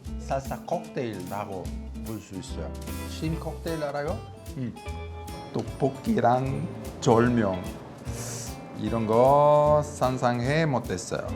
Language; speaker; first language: Korean; non-native, learner; Italian